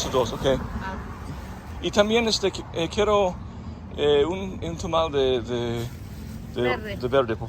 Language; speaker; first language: Spanish; non-native, learner; English